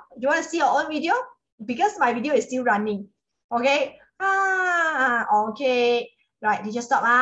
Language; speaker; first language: English; non-native, local second language; Chinese